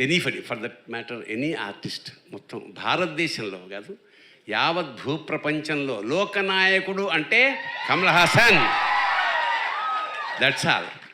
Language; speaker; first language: Telugu; native; Telugu